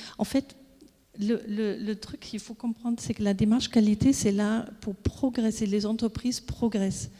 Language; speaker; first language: French; non-native, fluent; German